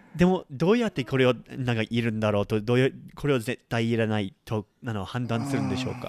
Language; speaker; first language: Japanese; non-native, fluent; English